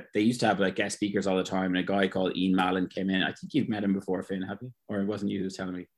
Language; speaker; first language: English; native; English